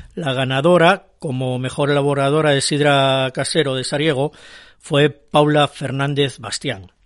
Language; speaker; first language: Spanish; native; Spanish